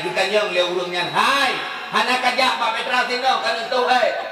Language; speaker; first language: Indonesian; non-native, local second language; Achinese